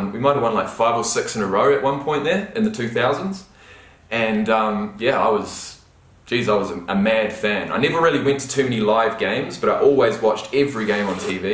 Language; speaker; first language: English; native; English